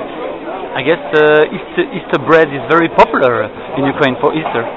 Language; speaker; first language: English; non-native, fluent; French